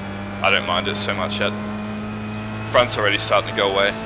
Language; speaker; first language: English; native; English